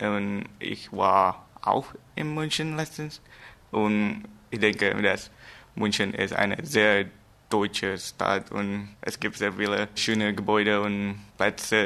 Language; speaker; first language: German; non-native, learner; Indonesian